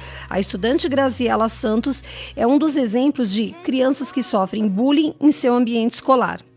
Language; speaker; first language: Portuguese; native; Portuguese